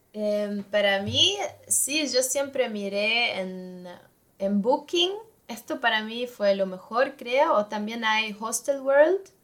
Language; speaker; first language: Spanish; non-native, fluent; German